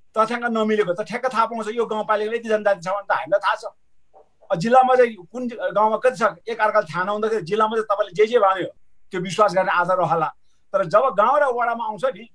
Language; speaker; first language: Nepali; non-native, local second language; Sherpa